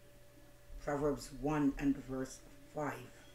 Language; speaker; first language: English; native; English